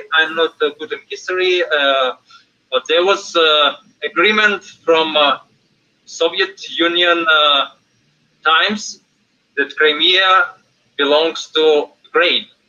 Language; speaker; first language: English; non-native, fluent; Russian